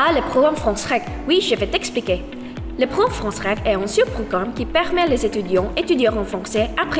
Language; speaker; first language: French; non-native, learner; Indonesian